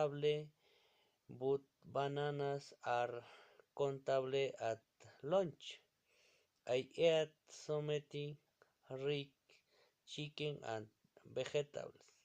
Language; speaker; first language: English; non-native, learner; Spanish